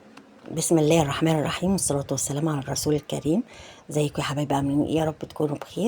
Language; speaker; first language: Arabic; native; Arabic